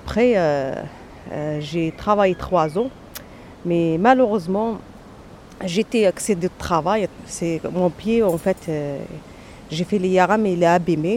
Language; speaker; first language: French; non-native, local second language; Arabic